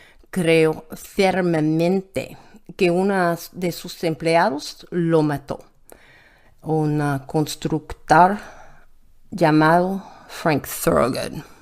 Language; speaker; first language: Spanish; non-native, learner; English